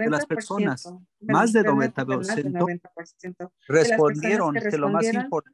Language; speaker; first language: Spanish; early bilingual, heritage; English